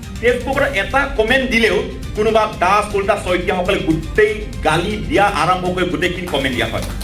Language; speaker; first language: Assamese; non-native, local second language; Karbi